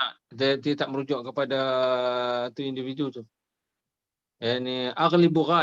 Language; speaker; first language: Indonesian; non-native, local second language; Malay